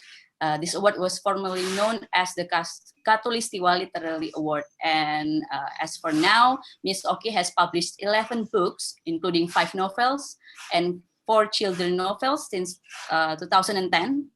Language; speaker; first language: English; non-native, fluent; Indonesian